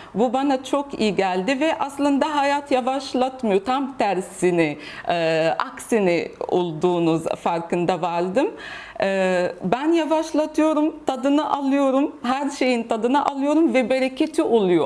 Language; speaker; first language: Turkish; non-native, fluent; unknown